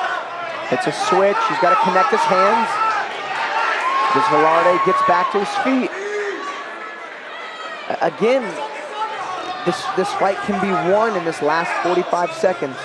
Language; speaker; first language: English; native; English